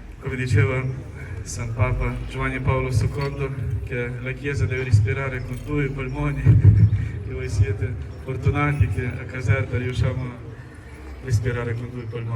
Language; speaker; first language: Italian; non-native, fluent; Ukrainian